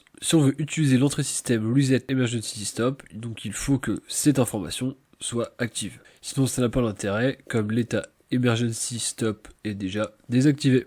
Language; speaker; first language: French; native; French